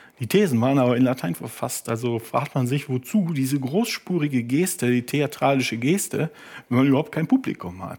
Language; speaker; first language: German; native; German